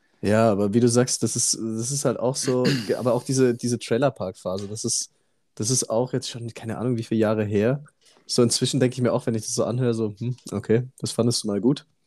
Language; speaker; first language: German; native; German